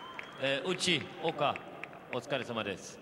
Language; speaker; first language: Japanese; non-native, learner; German